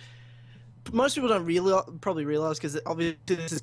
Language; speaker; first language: English; native; English